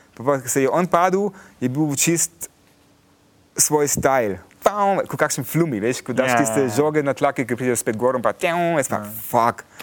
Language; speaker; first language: Slovenian; early bilingual, heritage; Slovenian